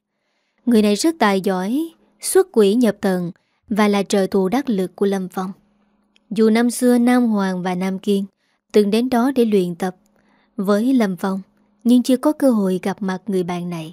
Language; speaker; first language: Vietnamese; native; Vietnamese